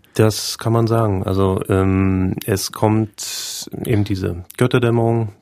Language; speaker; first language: German; native; German